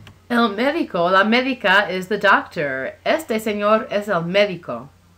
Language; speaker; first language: Spanish; non-native, fluent; English